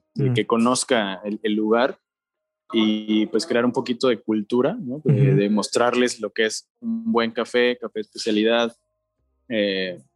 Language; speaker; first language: Spanish; native; Spanish